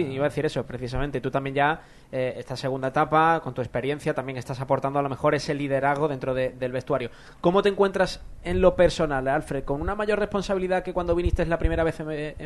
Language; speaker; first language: Spanish; native; Spanish